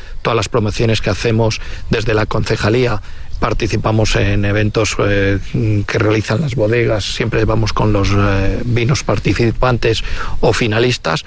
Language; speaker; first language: Spanish; native; Spanish